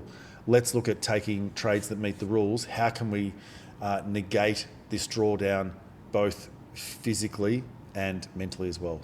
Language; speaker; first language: English; native; English